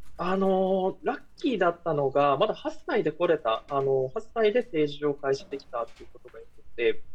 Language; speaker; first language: Japanese; early bilingual, other home language; Portuguese